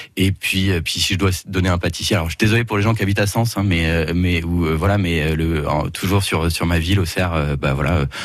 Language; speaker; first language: French; native; French